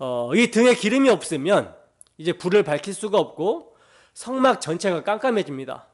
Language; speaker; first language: Korean; native; Korean